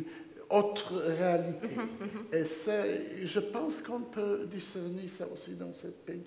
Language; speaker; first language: French; non-native, fluent; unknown